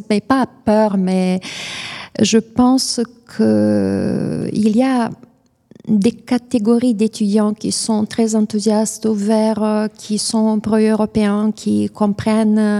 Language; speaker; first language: French; non-native, fluent; Romanian